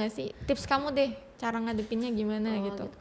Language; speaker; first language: Indonesian; native; Indonesian